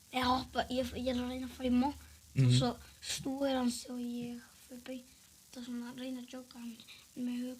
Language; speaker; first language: Icelandic; early bilingual, other home language; Portuguese